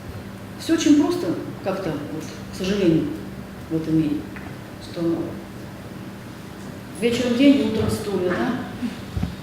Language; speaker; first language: Russian; native; Russian